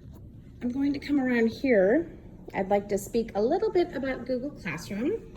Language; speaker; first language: English; native; English